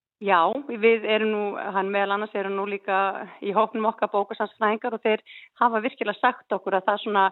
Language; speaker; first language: Icelandic; native; Icelandic